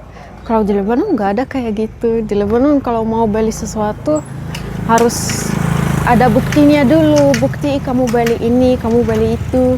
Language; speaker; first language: Indonesian; non-native, fluent; Arabic